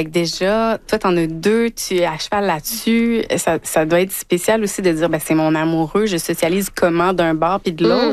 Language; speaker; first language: French; native; French